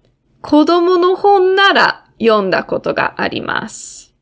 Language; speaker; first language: Japanese; non-native, fluent; English